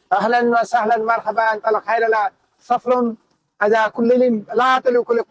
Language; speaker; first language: Arabic; non-native, learner; Punjabi